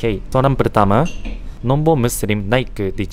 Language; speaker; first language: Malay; non-native, fluent; Japanese